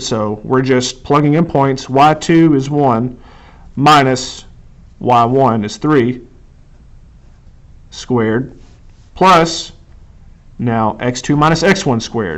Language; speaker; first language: English; native; English